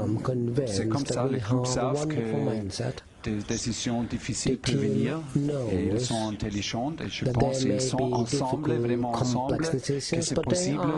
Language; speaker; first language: French; non-native, fluent; German